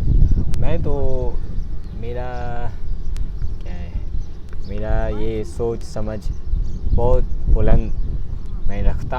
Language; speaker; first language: Hindi; non-native, learner; Burmese